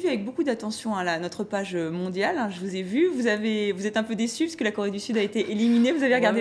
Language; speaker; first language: French; native; French